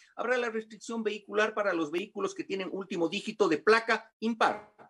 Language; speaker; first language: Spanish; native; Spanish